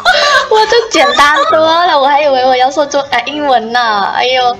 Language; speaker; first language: Chinese; non-native, fluent; Vietnamese